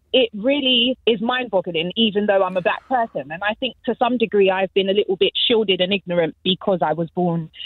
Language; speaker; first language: English; native; English